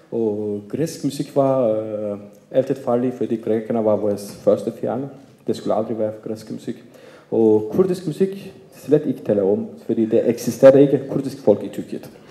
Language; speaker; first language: Danish; non-native, fluent; Turkish